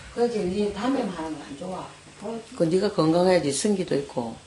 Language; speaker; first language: Korean; native; Korean